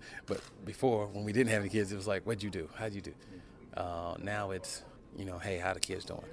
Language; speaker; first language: English; native; English